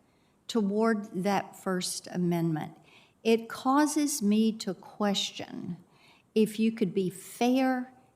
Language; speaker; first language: English; native; English